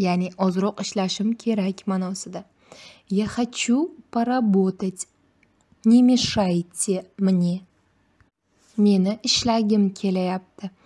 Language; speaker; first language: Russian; non-native, fluent; Uzbek